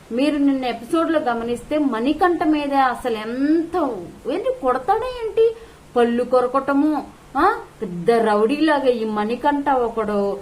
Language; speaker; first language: Telugu; native; Telugu